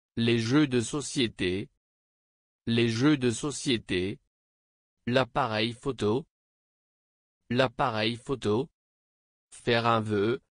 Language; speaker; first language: French; non-native, fluent; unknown